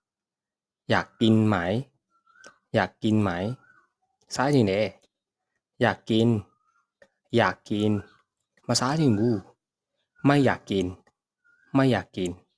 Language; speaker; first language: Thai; non-native, fluent; Burmese